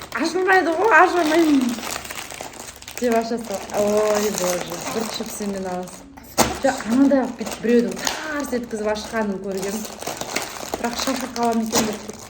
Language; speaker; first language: Kazakh; non-native, local second language; Russian